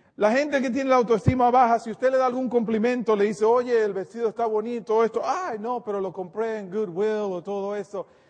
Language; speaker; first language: Spanish; native; Spanish